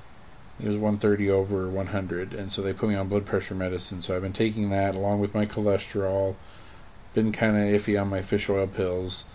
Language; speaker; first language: English; native; English